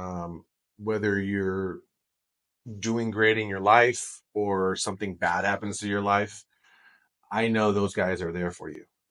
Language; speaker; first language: English; native; English